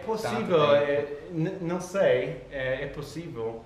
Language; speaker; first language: Portuguese; non-native, fluent; English